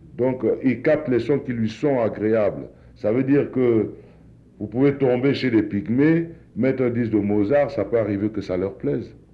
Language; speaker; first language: French; non-native, local second language; Duala